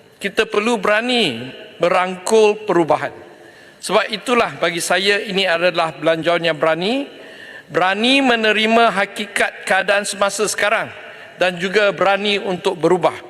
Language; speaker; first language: Malay; non-native, local second language; Chinese